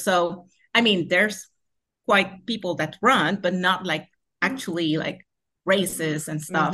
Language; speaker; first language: English; non-native, fluent; Spanish